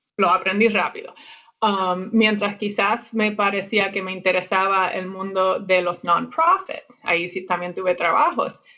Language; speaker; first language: Spanish; non-native, fluent; English